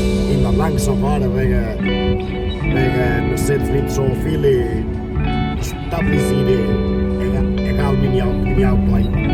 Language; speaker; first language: German; non-native, learner; Portuguese